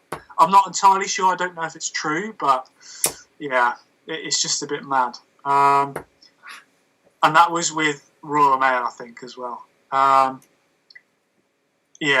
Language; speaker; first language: English; native; English